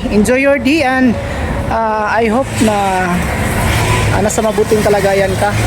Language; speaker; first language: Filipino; non-native, local second language; Cebuano